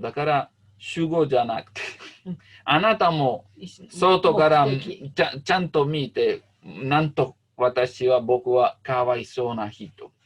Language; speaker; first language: Japanese; non-native, learner; Italian